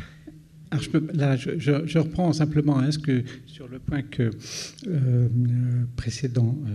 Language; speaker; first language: French; native; French